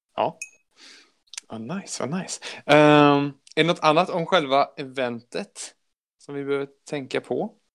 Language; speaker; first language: Swedish; native; Swedish